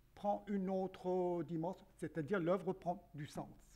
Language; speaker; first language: French; non-native, local second language; Armenian